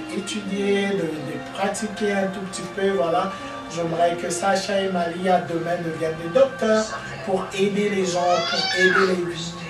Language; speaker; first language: French; non-native, local second language; Lingala